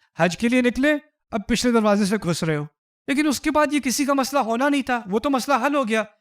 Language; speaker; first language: Urdu; early bilingual, heritage; Urdu